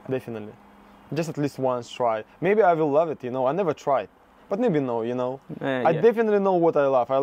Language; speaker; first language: English; non-native, fluent; Russian